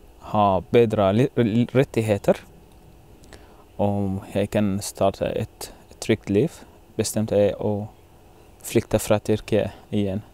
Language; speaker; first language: Norwegian; non-native, fluent; Arabic